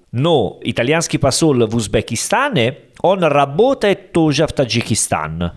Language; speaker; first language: Russian; non-native, learner; Italian